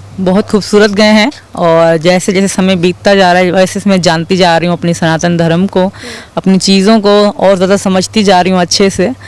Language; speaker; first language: Urdu; non-native, local second language; Sindhi